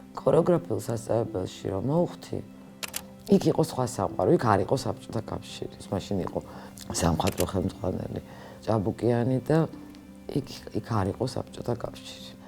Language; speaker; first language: Georgian; native; Georgian